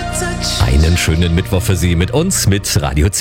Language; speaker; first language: German; native; German